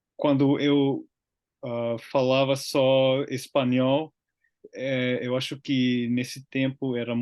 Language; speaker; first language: Portuguese; non-native, learner; Finnish